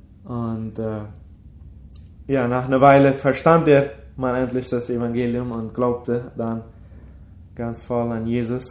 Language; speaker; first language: German; early bilingual, heritage; German